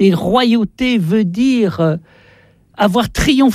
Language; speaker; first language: French; native; French